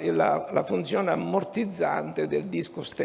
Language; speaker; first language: Italian; native; Italian